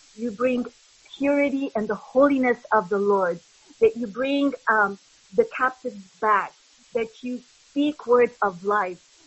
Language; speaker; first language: English; early bilingual, other home language; Arabic